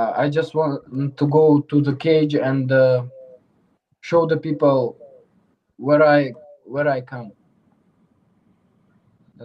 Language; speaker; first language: English; non-native, learner; Uzbek